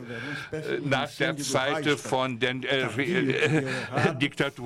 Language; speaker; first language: German; non-native, fluent; Portuguese